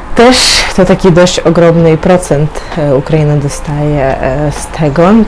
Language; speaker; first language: Polish; non-native, fluent; Ukrainian